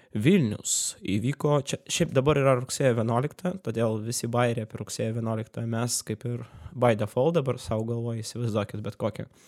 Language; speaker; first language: Lithuanian; non-native, local second language; Russian